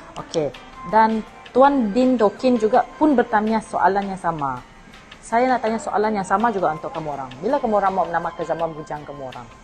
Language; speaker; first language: Malay; non-native, local second language; Iban